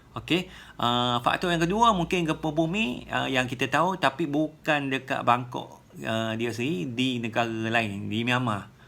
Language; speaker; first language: Malay; native; Malay